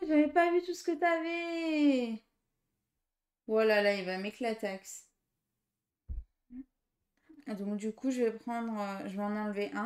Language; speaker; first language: French; native; French